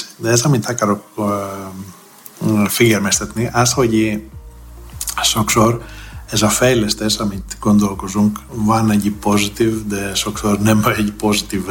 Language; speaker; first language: Hungarian; non-native, fluent; Greek